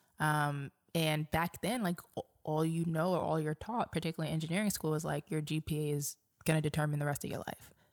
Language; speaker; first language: English; native; English